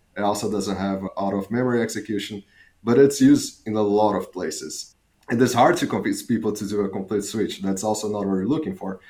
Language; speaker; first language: English; non-native, fluent; Portuguese